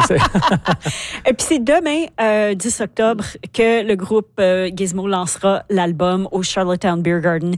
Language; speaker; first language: French; native; French